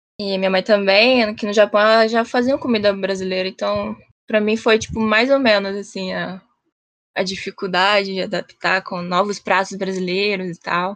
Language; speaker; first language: Portuguese; early bilingual, heritage; Japanese